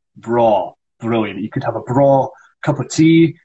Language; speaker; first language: English; non-native, local second language; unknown